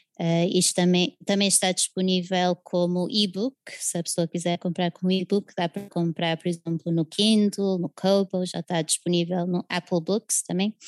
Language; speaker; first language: Portuguese; early bilingual, other home language; English